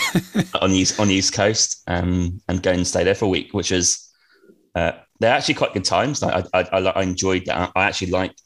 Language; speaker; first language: English; native; English